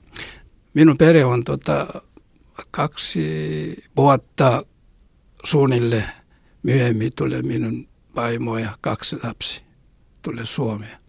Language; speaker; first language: Finnish; non-native, learner; Korean